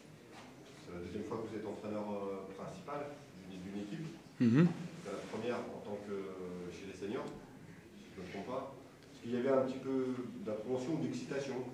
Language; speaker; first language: French; native; French